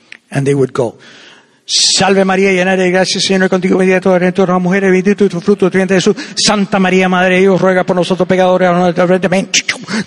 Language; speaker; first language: Spanish; native; Spanish